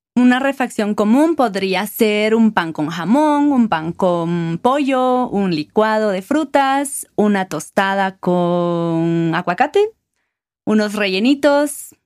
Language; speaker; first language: Spanish; native; Spanish